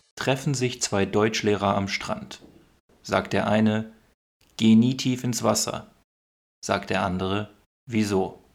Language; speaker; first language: German; native; German